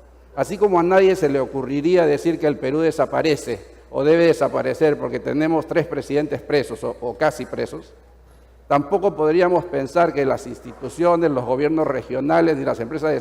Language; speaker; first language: Spanish; native; Spanish